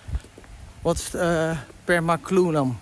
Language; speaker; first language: English; non-native, learner; Dutch